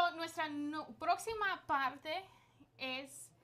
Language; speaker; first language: Spanish; early bilingual, other home language; English